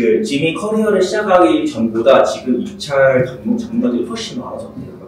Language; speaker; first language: Korean; native; Korean